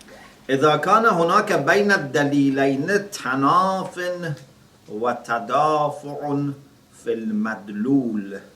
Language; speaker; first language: Arabic; non-native, fluent; Persian